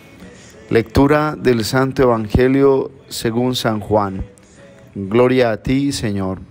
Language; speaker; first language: Spanish; native; Spanish